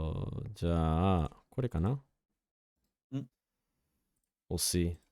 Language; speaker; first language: Japanese; non-native, fluent; English